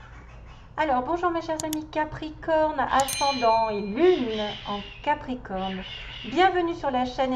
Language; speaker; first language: French; native; French